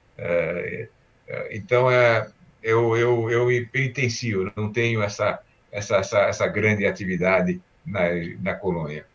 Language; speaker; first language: Portuguese; early bilingual, other home language; Armenian